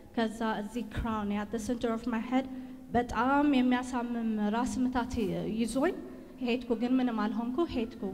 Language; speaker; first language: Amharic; non-native, fluent; Tigrinya